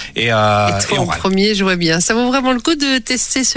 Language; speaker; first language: French; native; French